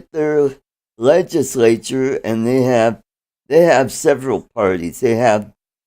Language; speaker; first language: English; native; English